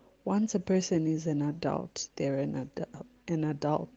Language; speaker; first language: English; non-native, local second language; Shona